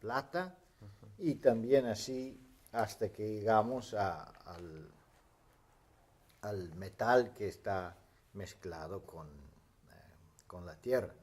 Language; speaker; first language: Spanish; non-native, fluent; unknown